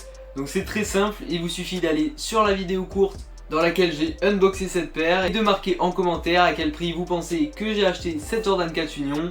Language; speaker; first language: French; native; French